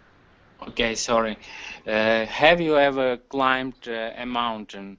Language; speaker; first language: English; non-native, learner; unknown